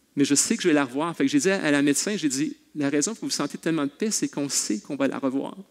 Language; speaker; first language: French; native; French